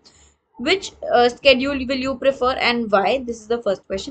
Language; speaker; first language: English; non-native, local second language; Hindi